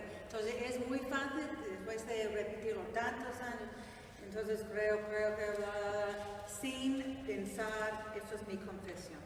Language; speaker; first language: Spanish; non-native, fluent; English